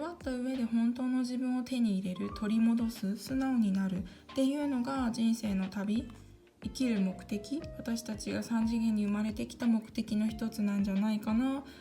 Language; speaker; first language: Japanese; early bilingual, other home language; Korean